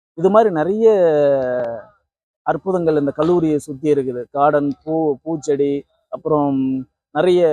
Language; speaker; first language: Tamil; native; Tamil